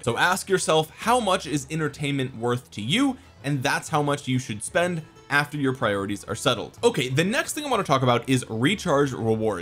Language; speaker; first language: English; native; English